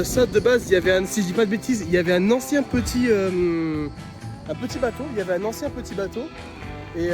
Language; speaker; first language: French; native; French